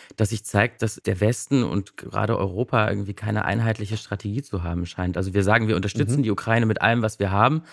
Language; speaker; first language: German; native; German